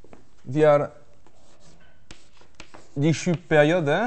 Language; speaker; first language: Norwegian; non-native, fluent; French